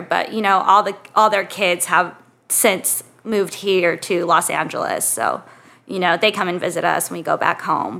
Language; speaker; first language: English; native; English